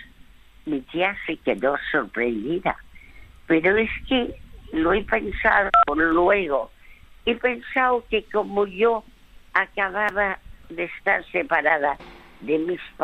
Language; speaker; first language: Spanish; early bilingual, other home language; French